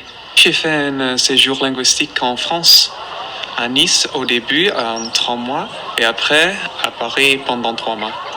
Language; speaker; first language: French; non-native, fluent; Dutch